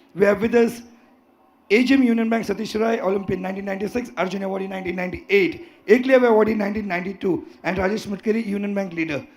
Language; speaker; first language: English; non-native, local second language; Marathi